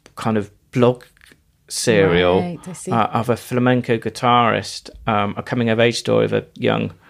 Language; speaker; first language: English; native; English